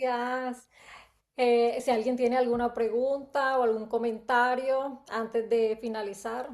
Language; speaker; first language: Spanish; native; Spanish